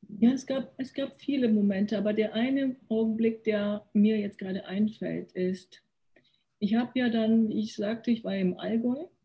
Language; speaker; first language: German; early bilingual, other home language; Korean